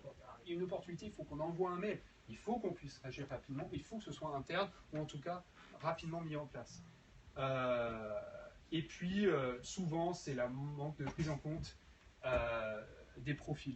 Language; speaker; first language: French; native; French